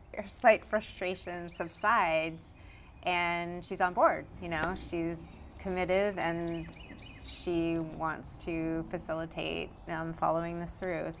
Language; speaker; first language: English; native; English